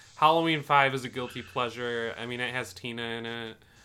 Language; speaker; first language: English; native; English